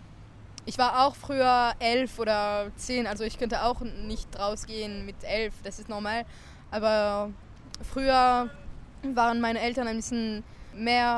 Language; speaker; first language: German; non-native, learner; French